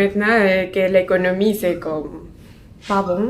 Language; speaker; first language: French; non-native, learner; Spanish